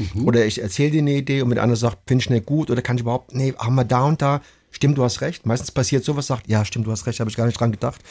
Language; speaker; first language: German; native; German